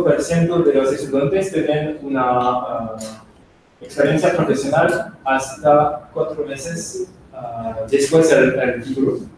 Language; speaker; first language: Spanish; non-native, learner; French